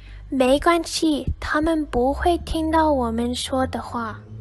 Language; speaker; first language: Chinese; non-native, learner; English